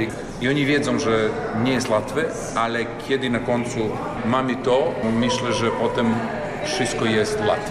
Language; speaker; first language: Polish; non-native, learner; Serbian